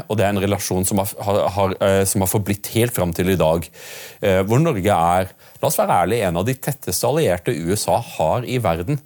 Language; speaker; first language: Norwegian; native; Norwegian